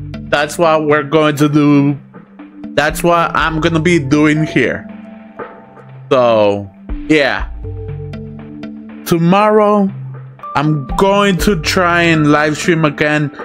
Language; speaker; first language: English; early bilingual, other home language; Spanish